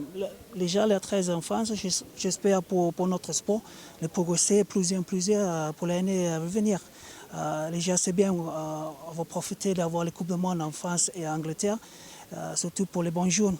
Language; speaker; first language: French; non-native, learner; English